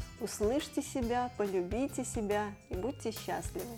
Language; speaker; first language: Russian; native; Russian